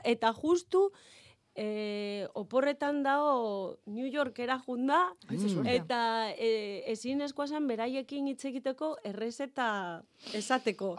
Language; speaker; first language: Basque; non-native, learner; Galician